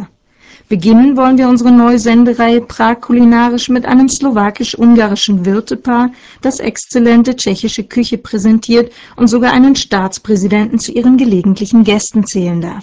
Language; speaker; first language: German; native; German